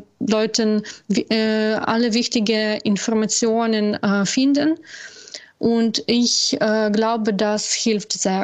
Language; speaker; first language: German; non-native, learner; Ukrainian